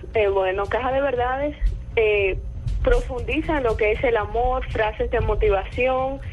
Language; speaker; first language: Spanish; native; Spanish